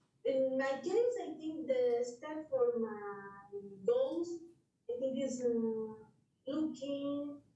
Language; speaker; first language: English; non-native, learner; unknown